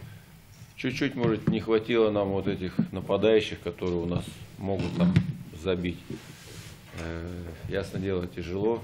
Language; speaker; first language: Russian; native; Russian